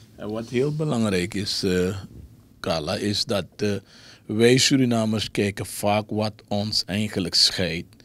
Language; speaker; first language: Dutch; native; Dutch